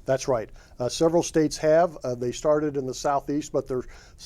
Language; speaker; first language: English; native; English